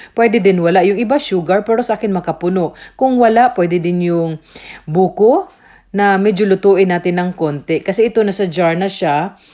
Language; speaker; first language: Filipino; non-native, local second language; Cebuano